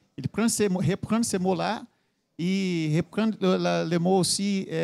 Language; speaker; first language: French; non-native, learner; Portuguese